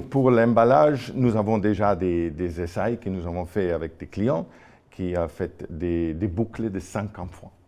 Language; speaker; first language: French; non-native, fluent; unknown